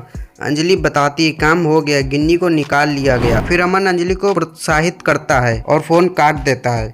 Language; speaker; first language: Hindi; native; Hindi